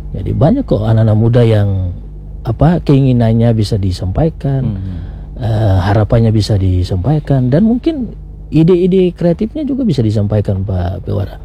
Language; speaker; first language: Indonesian; native; Indonesian